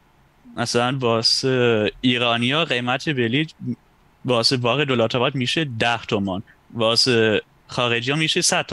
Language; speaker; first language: Persian; non-native, fluent; German